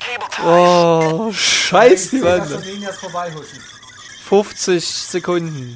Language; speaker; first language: German; native; German